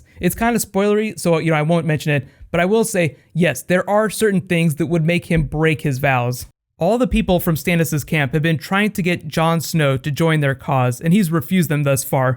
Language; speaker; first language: English; native; English